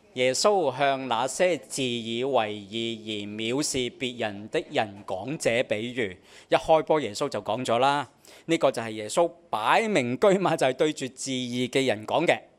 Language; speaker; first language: Cantonese; native; Cantonese